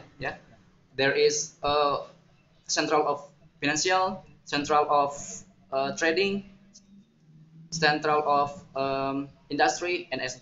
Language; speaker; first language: English; non-native, learner; Indonesian